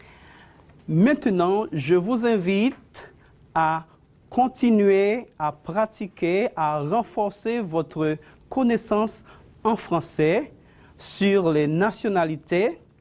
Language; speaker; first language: French; non-native, fluent; Spanish